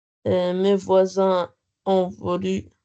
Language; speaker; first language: French; non-native, learner; Arabic